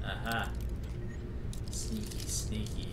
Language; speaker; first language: English; native; English